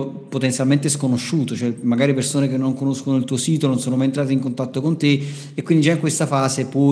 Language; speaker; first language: Italian; native; Italian